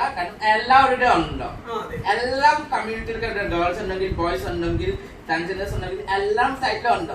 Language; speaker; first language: Malayalam; non-native, learner; Assamese